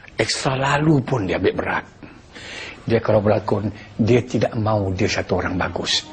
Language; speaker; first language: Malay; non-native, local second language; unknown